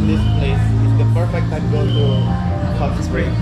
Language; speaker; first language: English; non-native, local second language; Indonesian